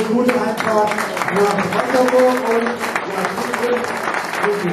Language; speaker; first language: German; native; German